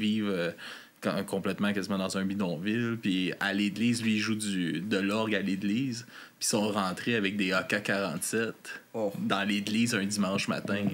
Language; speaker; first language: French; native; French